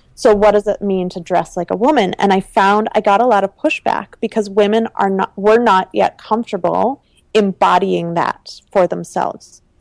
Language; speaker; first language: English; native; English